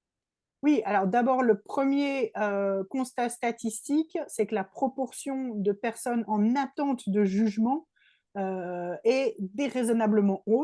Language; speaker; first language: French; native; French